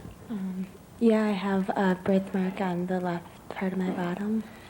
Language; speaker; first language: English; native; English